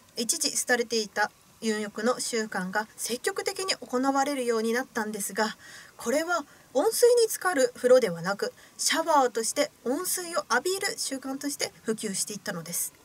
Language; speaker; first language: Japanese; native; Japanese